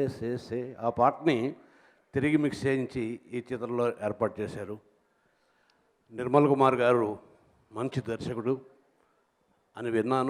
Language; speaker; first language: Telugu; native; Telugu